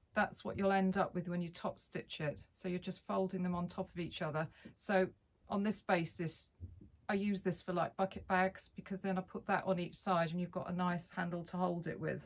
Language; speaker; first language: English; native; English